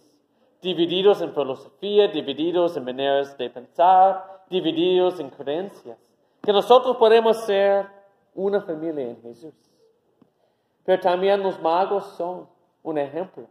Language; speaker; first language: Spanish; non-native, fluent; English